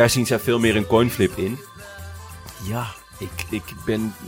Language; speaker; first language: Dutch; native; Dutch